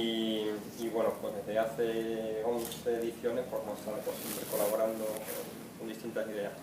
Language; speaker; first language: Spanish; native; Spanish